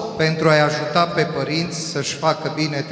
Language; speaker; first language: Romanian; non-native, fluent; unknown